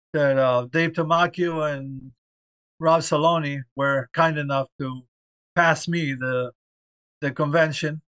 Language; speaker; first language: English; early bilingual, other home language; Spanish